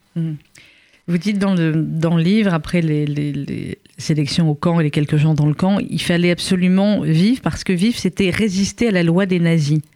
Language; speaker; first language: French; native; French